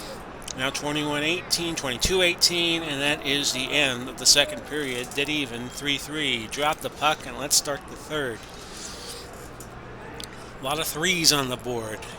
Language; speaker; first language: English; native; English